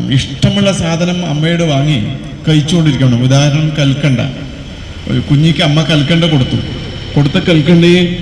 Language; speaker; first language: Malayalam; non-native, local second language; Kannada